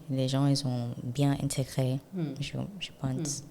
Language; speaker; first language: French; non-native, learner; Zulu